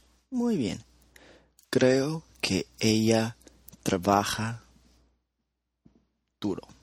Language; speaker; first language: Spanish; non-native, fluent; English